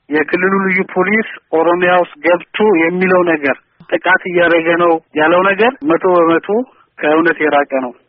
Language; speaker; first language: Amharic; non-native, local second language; Somali